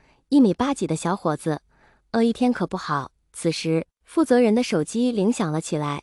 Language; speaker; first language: Chinese; native; Chinese